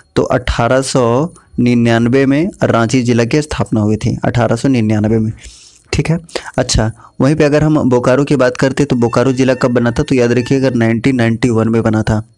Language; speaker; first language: Hindi; native; Hindi